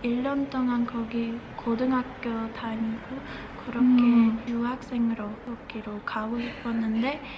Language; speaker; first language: Korean; early bilingual, heritage; Czech